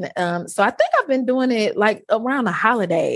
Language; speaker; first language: English; native; English